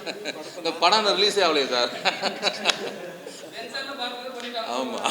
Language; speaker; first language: Tamil; native; Tamil